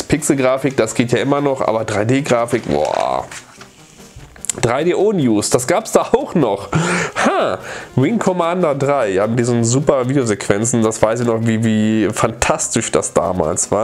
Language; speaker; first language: German; native; German